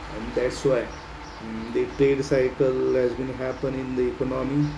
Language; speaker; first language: English; non-native, local second language; Marathi